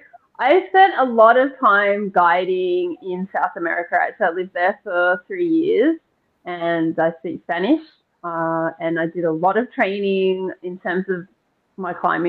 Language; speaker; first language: English; native; English